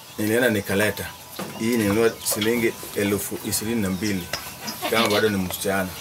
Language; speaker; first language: Swahili; non-native, local second language; Luo (Kenya and Tanzania)